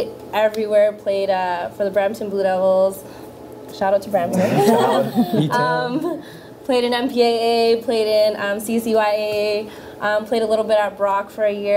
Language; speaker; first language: English; early bilingual, other home language; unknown